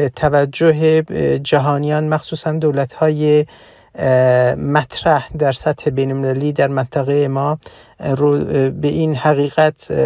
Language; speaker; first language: Persian; non-native, local second language; Central Kurdish